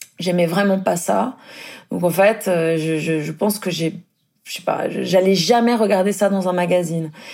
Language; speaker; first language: French; non-native, fluent; Portuguese